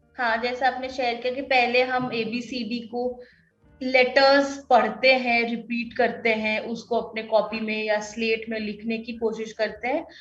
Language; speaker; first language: Hindi; non-native, local second language; Odia